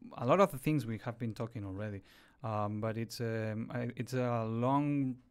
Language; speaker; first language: English; non-native, fluent; Spanish